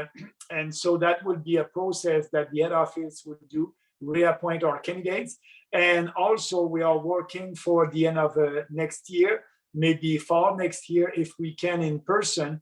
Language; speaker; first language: English; non-native, local second language; French